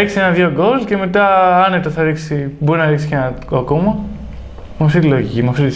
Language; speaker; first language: Greek; native; Greek